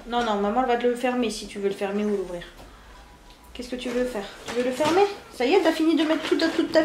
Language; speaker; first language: French; native; French